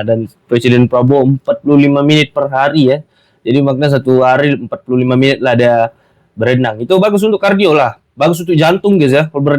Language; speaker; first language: Malay; native; Malay